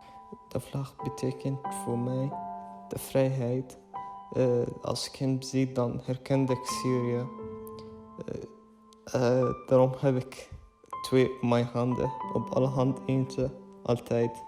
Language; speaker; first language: Dutch; early bilingual, other home language; Arabic